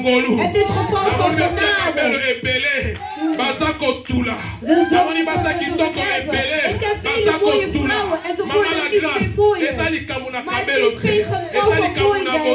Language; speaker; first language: Dutch; non-native, learner; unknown